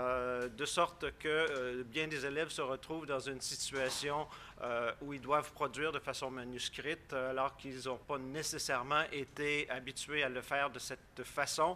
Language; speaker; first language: French; native; French